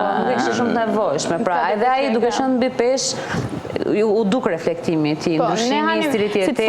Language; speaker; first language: Albanian; native; Albanian